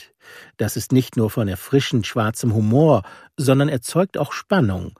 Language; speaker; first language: German; native; German